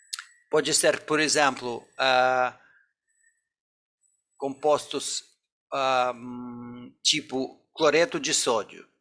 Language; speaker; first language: Portuguese; non-native, fluent; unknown